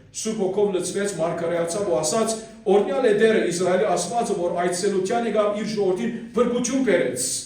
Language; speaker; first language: Armenian; early bilingual, heritage; Armenian